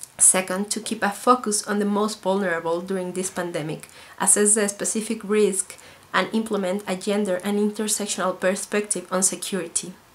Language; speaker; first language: English; non-native, fluent; Spanish